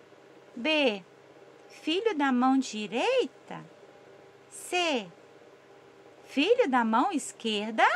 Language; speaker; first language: Portuguese; native; Portuguese